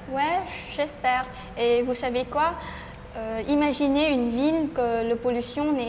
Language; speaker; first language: French; non-native, learner; Vietnamese